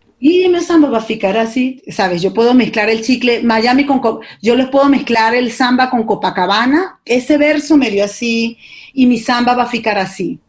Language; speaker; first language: Spanish; native; Spanish